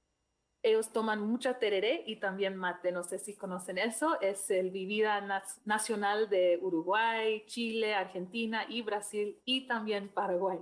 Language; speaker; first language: Spanish; non-native, fluent; English